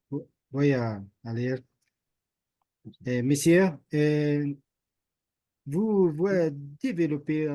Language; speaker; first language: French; non-native, learner; Portuguese